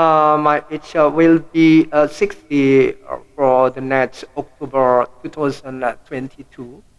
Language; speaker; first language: English; non-native, learner; Indonesian